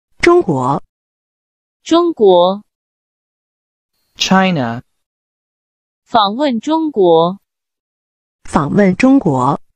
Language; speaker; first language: Chinese; non-native, learner; Urdu